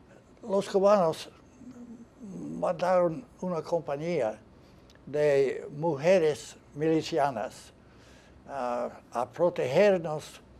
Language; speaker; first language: Spanish; non-native, fluent; English